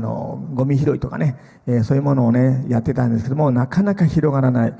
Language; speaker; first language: Japanese; native; Japanese